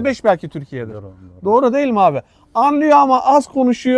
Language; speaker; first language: Turkish; non-native, learner; Arabic